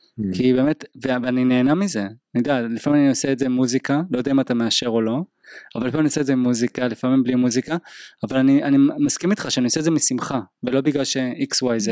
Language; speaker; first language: Hebrew; native; Hebrew